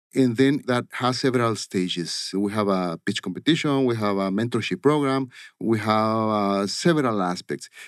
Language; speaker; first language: English; non-native, fluent; Spanish